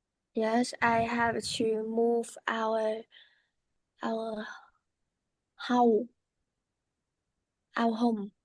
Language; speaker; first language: English; non-native, learner; Vietnamese